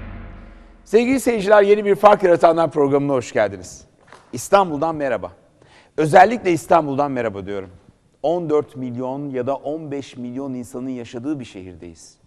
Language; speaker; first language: Turkish; native; Turkish